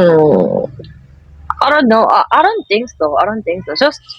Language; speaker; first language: English; non-native, learner; Korean